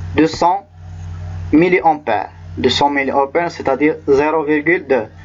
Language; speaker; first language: French; non-native, local second language; Arabic